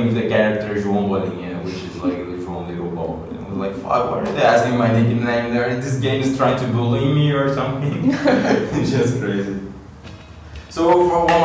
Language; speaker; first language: English; non-native, fluent; Portuguese